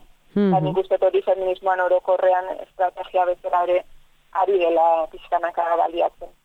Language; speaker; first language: Basque; native; Basque